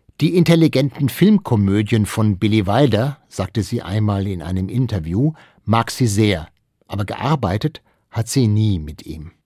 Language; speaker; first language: German; native; German